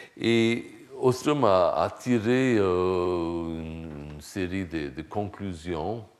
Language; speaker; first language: French; non-native, fluent; Swedish